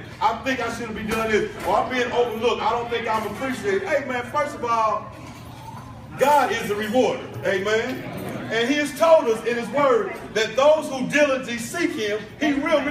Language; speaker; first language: English; native; English